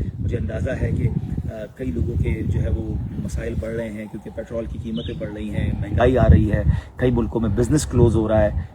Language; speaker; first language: Urdu; native; Urdu